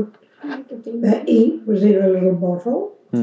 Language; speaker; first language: English; native; English